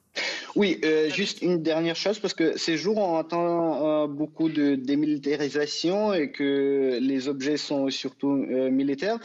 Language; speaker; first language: French; non-native, fluent; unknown